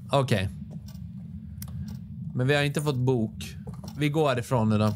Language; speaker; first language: Swedish; native; Swedish